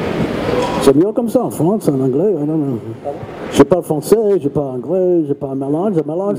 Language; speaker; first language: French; non-native, learner; English